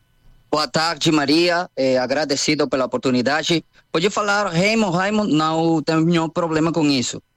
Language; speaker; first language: Portuguese; non-native, learner; Spanish